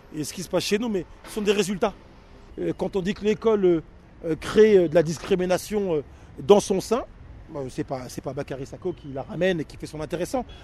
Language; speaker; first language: French; native; French